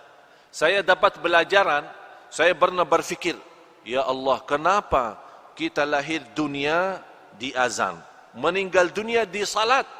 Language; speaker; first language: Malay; non-native, fluent; Arabic